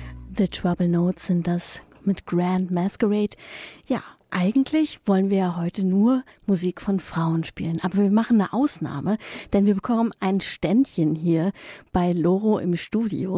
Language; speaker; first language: German; native; German